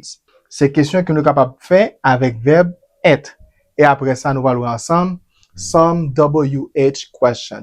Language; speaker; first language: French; non-native, learner; Haitian Creole